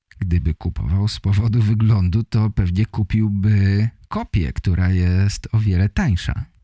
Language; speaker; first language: Polish; native; Polish